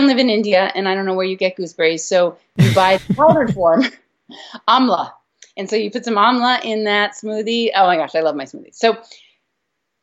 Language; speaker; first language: English; native; English